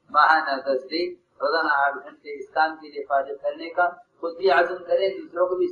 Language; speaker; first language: Urdu; native; Urdu